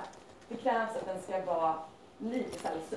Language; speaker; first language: Swedish; native; Swedish